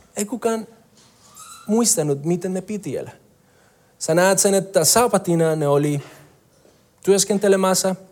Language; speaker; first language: Finnish; non-native, fluent; Spanish